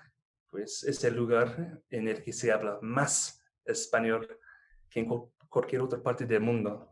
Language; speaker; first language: Spanish; non-native, fluent; English